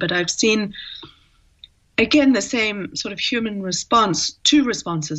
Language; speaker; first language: English; native; English